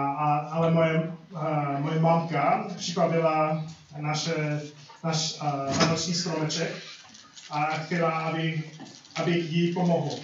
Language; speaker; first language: Czech; non-native, fluent; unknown